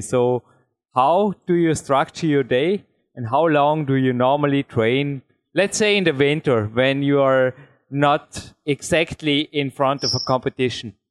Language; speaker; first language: English; non-native, fluent; German